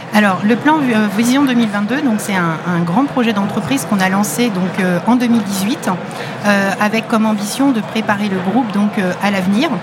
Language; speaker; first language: French; native; French